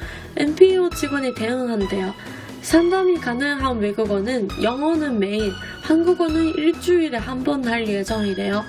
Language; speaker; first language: Korean; non-native, fluent; Japanese